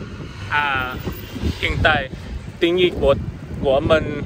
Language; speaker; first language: Vietnamese; non-native, learner; English